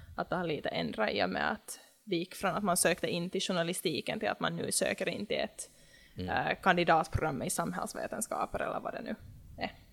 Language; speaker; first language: Swedish; native; Swedish